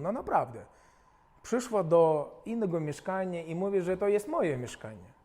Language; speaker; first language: Polish; non-native, fluent; Ukrainian